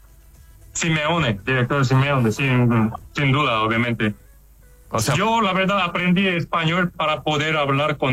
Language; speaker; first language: Spanish; non-native, fluent; Korean